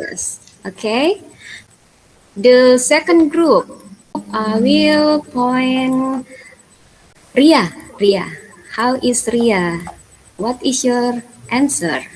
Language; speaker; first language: English; non-native, fluent; Indonesian